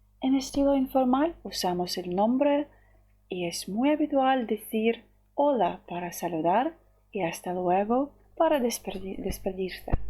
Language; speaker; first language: Spanish; non-native, fluent; Ukrainian